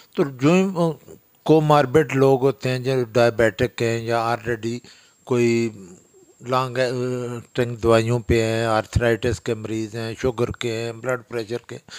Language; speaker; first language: Urdu; non-native, local second language; Pahari-Potwari